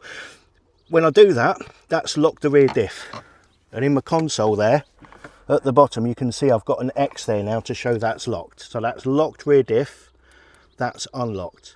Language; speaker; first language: English; native; English